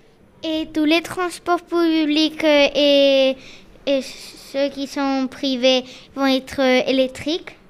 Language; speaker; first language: French; early bilingual, heritage; French